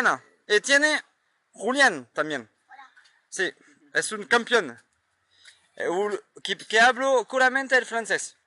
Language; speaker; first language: Spanish; non-native, learner; French